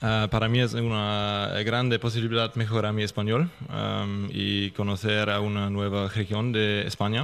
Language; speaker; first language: Spanish; non-native, fluent; German